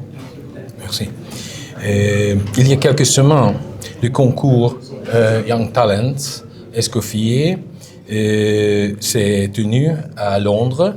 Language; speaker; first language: French; non-native, learner; Hungarian